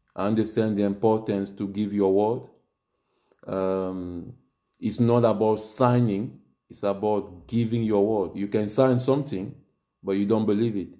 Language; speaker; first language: English; non-native, local second language; French